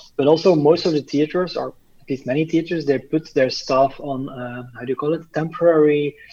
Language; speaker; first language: English; non-native, fluent; Dutch